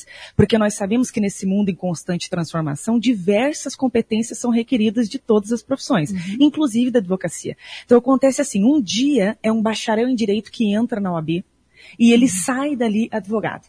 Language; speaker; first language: Portuguese; native; Portuguese